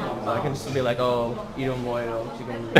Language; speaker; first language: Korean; non-native, learner; English